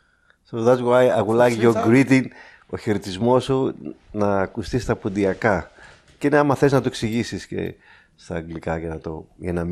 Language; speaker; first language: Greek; native; Greek